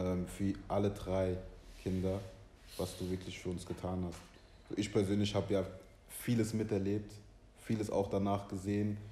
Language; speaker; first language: German; early bilingual, other home language; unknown